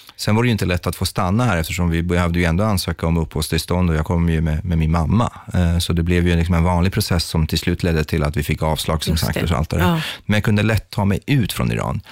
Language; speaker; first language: Swedish; early bilingual, other home language; Persian